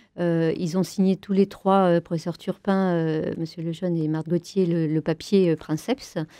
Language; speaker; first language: French; native; French